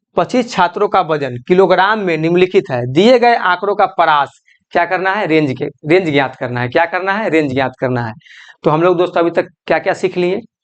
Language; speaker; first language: Hindi; native; Hindi